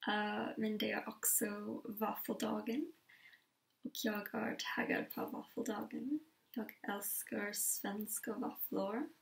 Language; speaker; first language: Swedish; non-native, learner; English